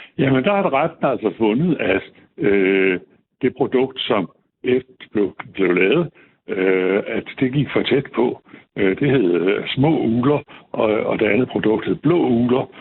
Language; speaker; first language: Danish; native; Danish